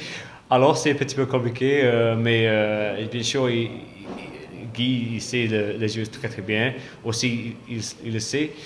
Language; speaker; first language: French; non-native, fluent; English